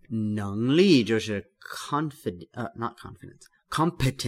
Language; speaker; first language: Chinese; non-native, learner; English